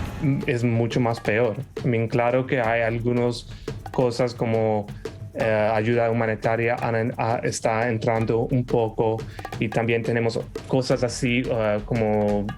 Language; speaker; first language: Spanish; non-native, fluent; English